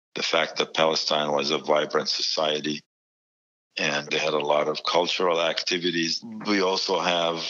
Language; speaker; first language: English; non-native, fluent; Arabic